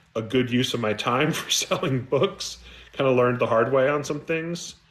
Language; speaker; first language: English; native; English